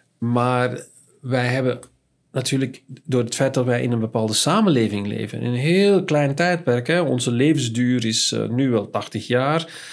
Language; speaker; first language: Dutch; native; Dutch